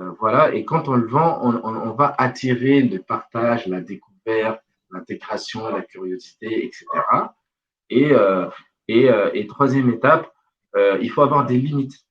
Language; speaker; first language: French; non-native, local second language; Wolof